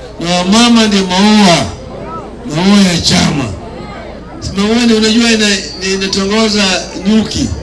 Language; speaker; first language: Swahili; non-native, local second language; Gusii